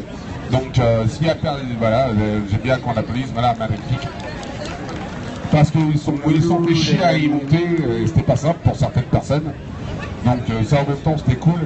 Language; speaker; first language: French; native; French